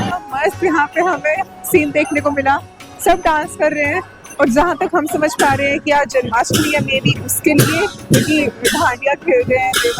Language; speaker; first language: Hindi; native; Hindi